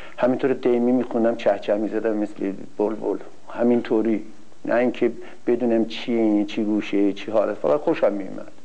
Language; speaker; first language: Persian; non-native, local second language; Azerbaijani